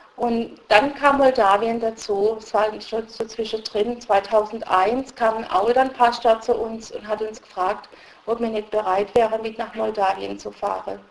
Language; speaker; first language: German; early bilingual, other home language; Russian